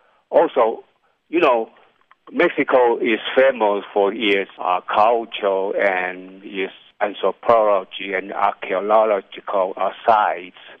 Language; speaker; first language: English; non-native, fluent; Chinese